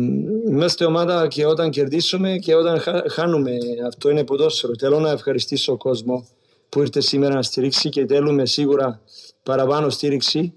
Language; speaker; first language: Greek; non-native, learner; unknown